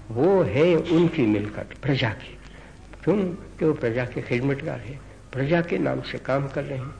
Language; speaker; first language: Hindi; non-native, local second language; Gujarati